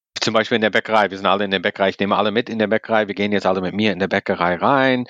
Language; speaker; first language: German; non-native, fluent; English